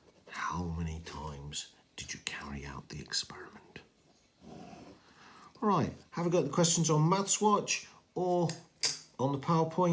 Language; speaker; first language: English; native; English